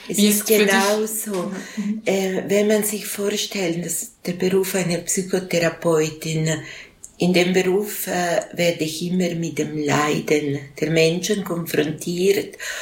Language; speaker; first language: German; non-native, local second language; Italian